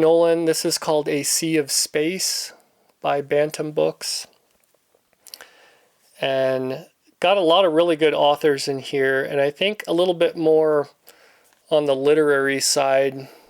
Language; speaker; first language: English; native; English